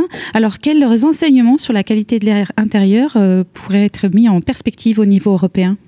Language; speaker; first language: French; native; French